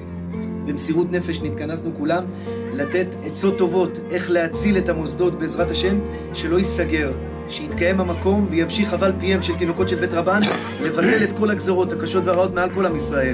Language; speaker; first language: Hebrew; native; Hebrew